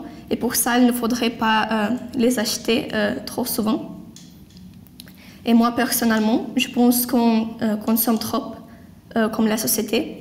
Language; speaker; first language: French; non-native, learner; Lithuanian